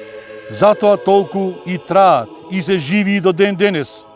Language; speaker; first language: Macedonian; native; Macedonian